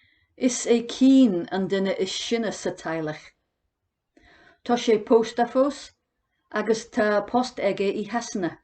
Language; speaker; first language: Irish; non-native, learner; English